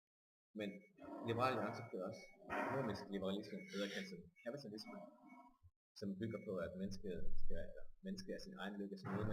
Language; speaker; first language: Danish; native; Danish